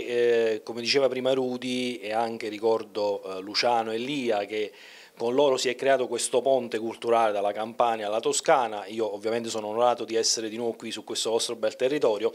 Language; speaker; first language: Italian; native; Italian